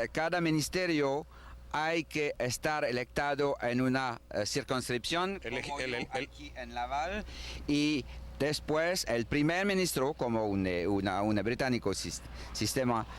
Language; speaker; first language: Spanish; non-native, learner; French